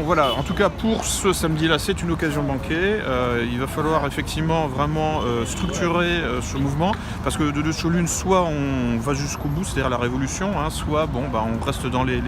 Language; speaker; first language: French; native; French